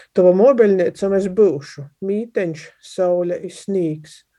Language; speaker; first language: Latvian; non-native, local second language; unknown